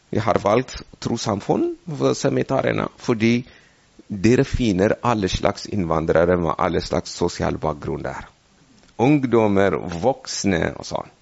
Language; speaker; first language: Norwegian; non-native, fluent; Amharic